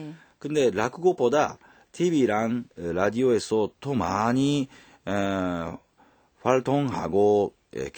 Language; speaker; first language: Korean; non-native, fluent; Japanese